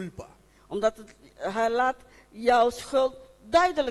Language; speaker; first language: Dutch; non-native, local second language; Papiamento